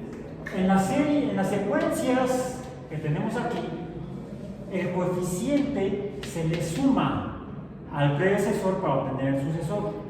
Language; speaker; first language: Spanish; native; Spanish